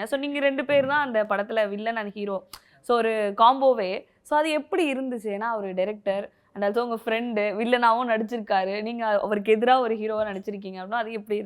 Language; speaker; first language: Tamil; native; Tamil